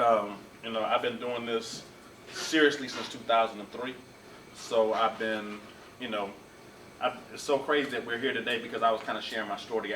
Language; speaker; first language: English; native; English